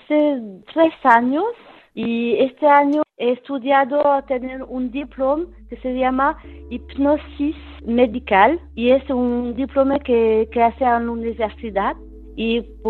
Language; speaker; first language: Spanish; non-native, fluent; French